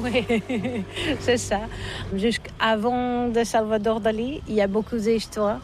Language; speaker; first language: French; non-native, learner; Catalan